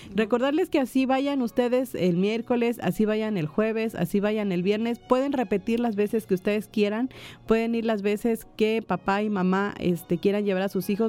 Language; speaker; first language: Spanish; native; Spanish